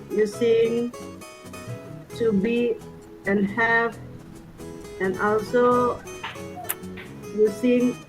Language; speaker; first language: English; non-native, learner; Indonesian